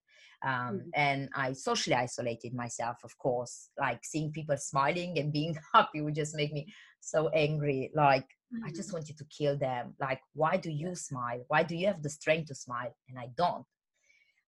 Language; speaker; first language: English; non-native, fluent; Romanian